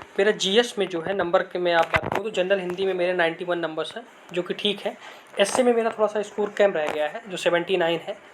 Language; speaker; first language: Hindi; native; Hindi